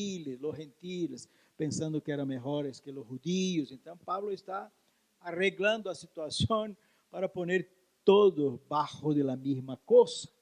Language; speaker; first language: Spanish; non-native, learner; Portuguese